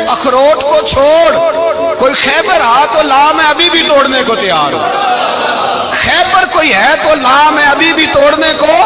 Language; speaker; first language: Urdu; native; Urdu